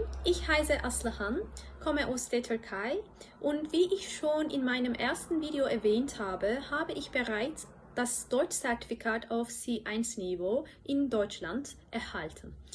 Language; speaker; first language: German; non-native, fluent; Turkish